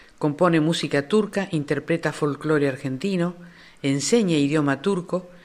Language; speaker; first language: Spanish; native; Spanish